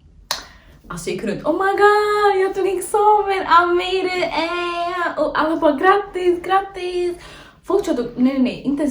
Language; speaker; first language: Swedish; early bilingual, other home language; Somali